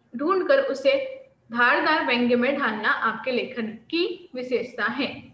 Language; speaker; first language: Hindi; non-native, local second language; Marathi